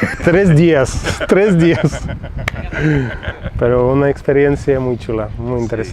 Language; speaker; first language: Spanish; non-native, fluent; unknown